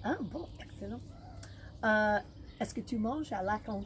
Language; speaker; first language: French; non-native, fluent; English